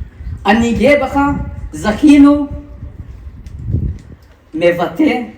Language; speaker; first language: Hebrew; non-native, fluent; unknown